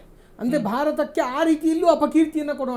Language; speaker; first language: Kannada; native; Kannada